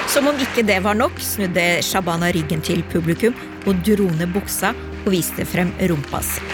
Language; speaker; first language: Norwegian; native; Norwegian